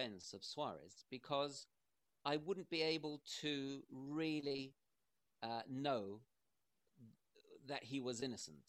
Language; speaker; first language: English; native; English